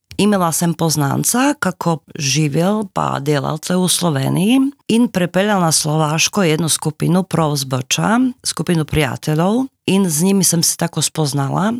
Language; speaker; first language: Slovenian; non-native, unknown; Slovak